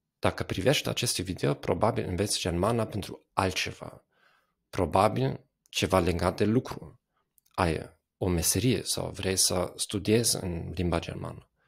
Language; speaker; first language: Romanian; non-native, fluent; German